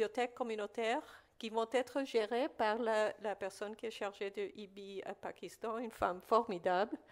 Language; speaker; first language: French; non-native, fluent; Spanish